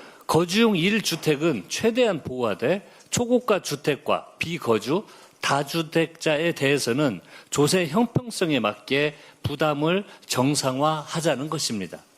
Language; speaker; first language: Korean; native; Korean